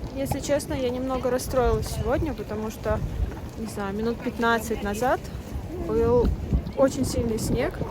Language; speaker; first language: Russian; native; Russian